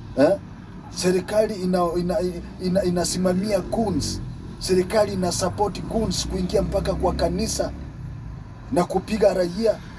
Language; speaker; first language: Swahili; non-native, local second language; Luyia